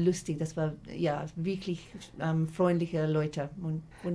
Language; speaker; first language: German; non-native, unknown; English